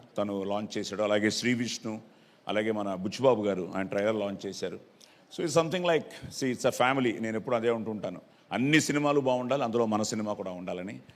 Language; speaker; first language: Telugu; native; Telugu